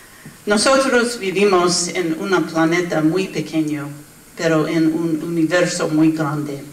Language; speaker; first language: Spanish; non-native, learner; English